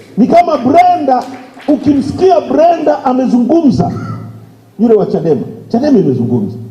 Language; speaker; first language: Swahili; native; Swahili